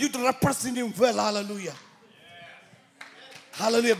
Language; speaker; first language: English; non-native, local second language; Malayalam